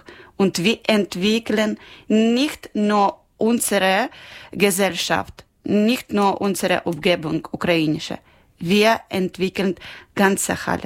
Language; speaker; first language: German; non-native, learner; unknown